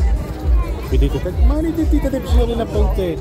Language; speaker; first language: Czech; non-native, learner; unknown